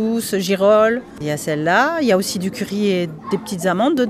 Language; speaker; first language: French; early bilingual, other home language; Spanish